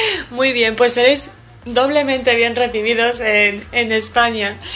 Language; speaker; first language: Spanish; native; Spanish